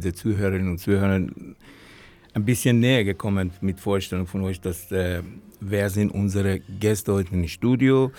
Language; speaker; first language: German; non-native, learner; Persian